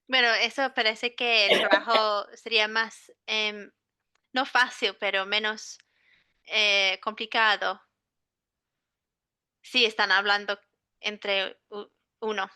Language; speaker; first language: Spanish; non-native, fluent; English